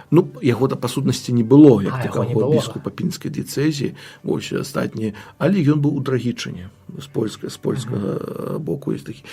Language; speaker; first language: Belarusian; native; Belarusian